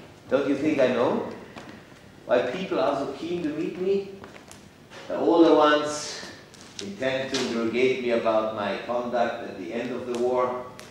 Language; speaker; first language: English; non-native, fluent; German